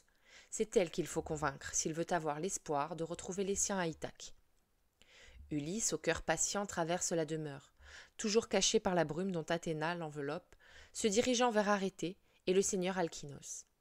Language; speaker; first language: French; native; French